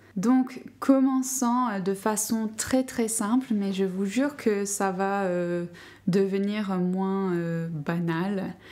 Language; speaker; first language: French; non-native, fluent; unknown